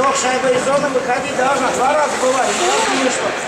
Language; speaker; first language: Russian; native; Russian